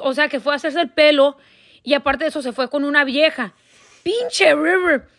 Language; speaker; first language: Spanish; early bilingual, heritage; Spanish